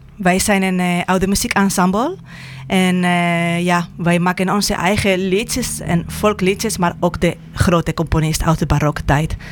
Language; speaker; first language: Dutch; non-native, fluent; Spanish